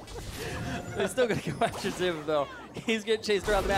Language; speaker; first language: English; native; English